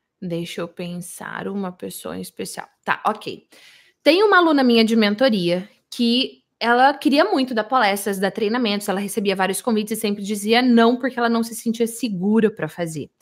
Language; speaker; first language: Portuguese; native; Portuguese